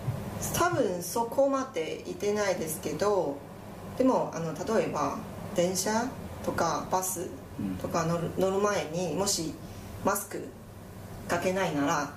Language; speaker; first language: Japanese; non-native, fluent; Chinese